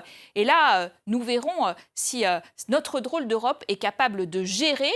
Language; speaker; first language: French; native; French